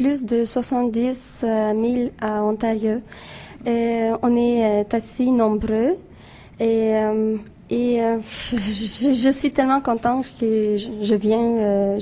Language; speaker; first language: French; non-native, fluent; Romanian